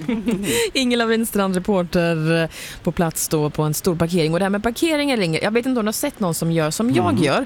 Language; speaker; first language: Swedish; native; Swedish